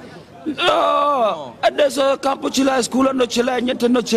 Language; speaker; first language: Italian; non-native, learner; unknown